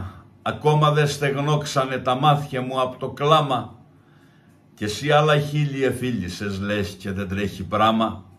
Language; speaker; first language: Greek; native; Greek